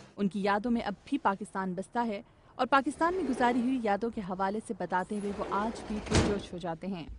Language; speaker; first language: Urdu; native; Urdu